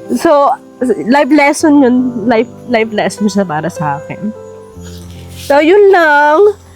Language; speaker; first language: Filipino; native; Filipino